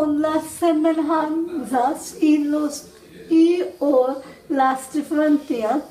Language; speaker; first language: Spanish; non-native, learner; English